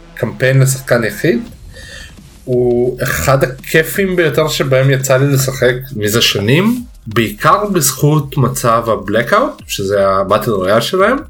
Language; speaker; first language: Hebrew; early bilingual, other home language; Russian